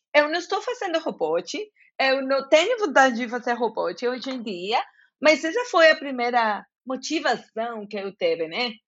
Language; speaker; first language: Portuguese; non-native, fluent; Spanish